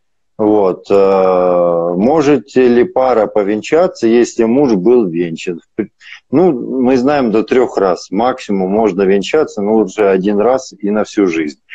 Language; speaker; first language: Russian; native; Russian